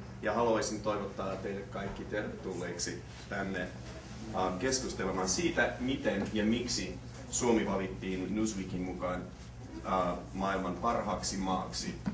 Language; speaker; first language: Finnish; non-native, fluent; English